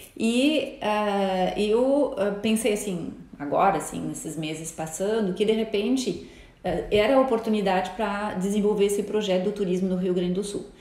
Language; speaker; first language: Portuguese; non-native, fluent; French